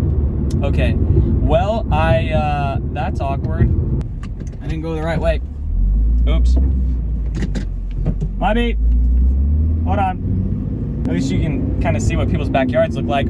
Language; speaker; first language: English; native; English